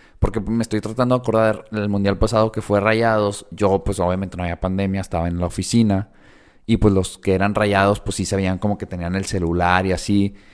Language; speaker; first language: Spanish; native; Spanish